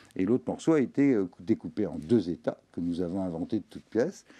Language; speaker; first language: French; native; French